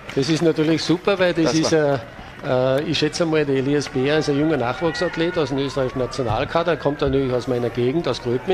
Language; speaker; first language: German; native; German